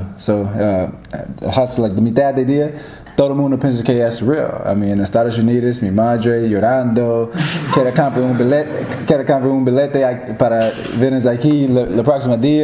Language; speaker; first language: Spanish; non-native, learner; English